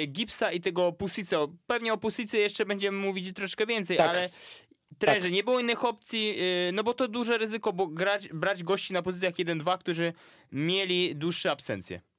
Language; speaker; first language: Polish; native; Polish